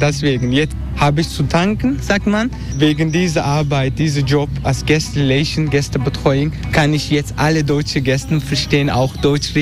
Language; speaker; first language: German; non-native, learner; Dutch